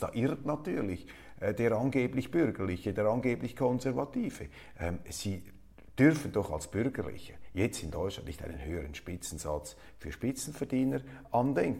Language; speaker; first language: German; native; German